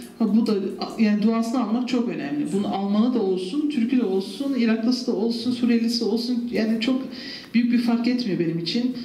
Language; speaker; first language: Turkish; early bilingual, heritage; Turkish